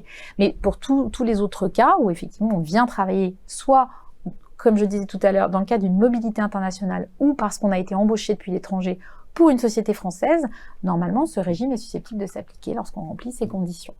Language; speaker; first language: French; native; French